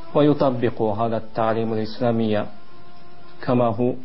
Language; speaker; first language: Arabic; non-native, fluent; Japanese